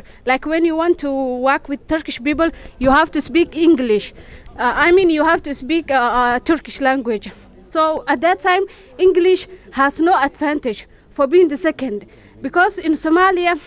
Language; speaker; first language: English; non-native, fluent; Somali